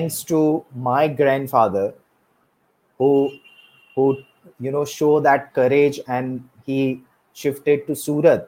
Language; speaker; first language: English; non-native, local second language; Gujarati